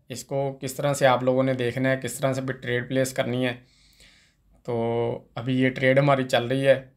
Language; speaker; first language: Urdu; non-native, local second language; Punjabi